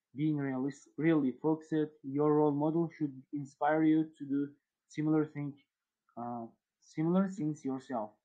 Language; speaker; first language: English; non-native, fluent; Uzbek